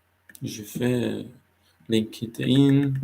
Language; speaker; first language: French; non-native, learner; Arabic